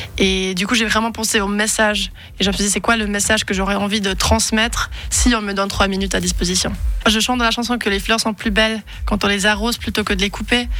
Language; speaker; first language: French; non-native, local second language; Swiss German